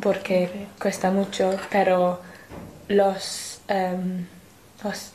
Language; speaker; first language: Spanish; non-native, learner; English